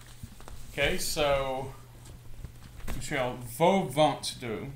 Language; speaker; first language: German; non-native, learner; English